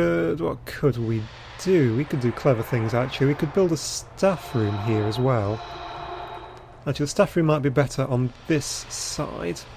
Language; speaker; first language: English; native; English